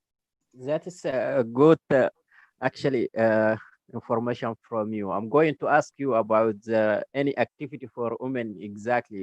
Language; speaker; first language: English; non-native, learner; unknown